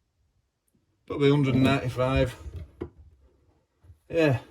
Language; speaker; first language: English; native; English